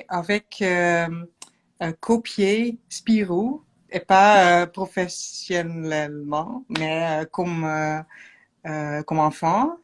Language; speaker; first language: French; non-native, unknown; Dutch